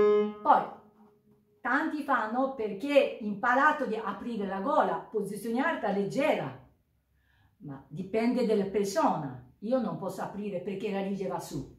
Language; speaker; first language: Italian; non-native, learner; Japanese